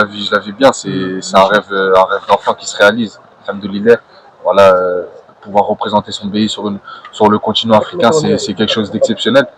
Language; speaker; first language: French; native; French